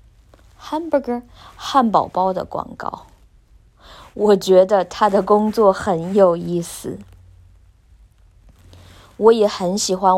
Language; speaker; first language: Chinese; non-native, learner; English